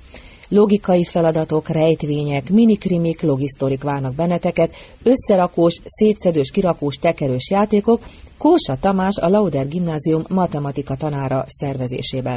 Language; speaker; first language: Hungarian; native; Hungarian